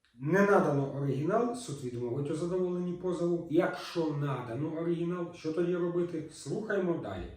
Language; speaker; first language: Ukrainian; native; Ukrainian